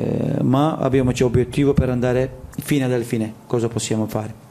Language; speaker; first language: Italian; non-native, learner; Turkish